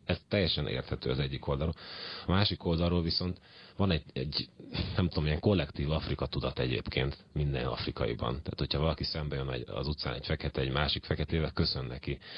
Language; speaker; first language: Hungarian; early bilingual, other home language; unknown